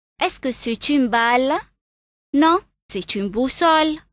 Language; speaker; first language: French; non-native, fluent; Arabic